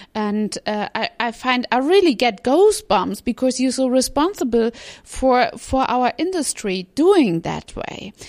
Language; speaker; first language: English; non-native, fluent; German